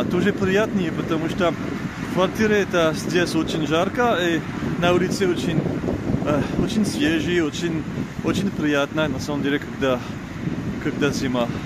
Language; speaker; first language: Russian; non-native, learner; French